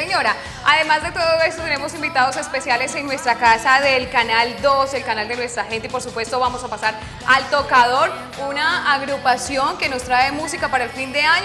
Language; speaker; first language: Spanish; native; Spanish